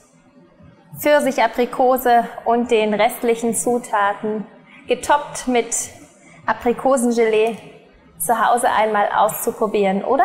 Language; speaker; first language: German; native; German